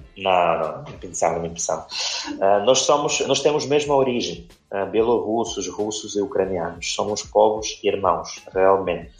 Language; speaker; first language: Portuguese; non-native, fluent; Ukrainian